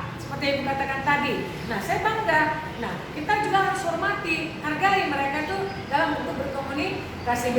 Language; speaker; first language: Indonesian; non-native, local second language; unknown